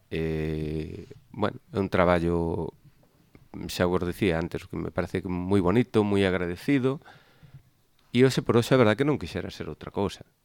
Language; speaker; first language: Galician; native; Galician